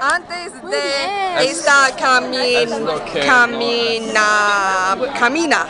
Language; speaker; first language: Spanish; non-native, learner; English